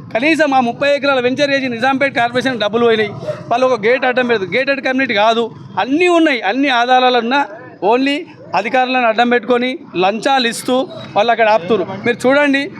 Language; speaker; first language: Telugu; native; Telugu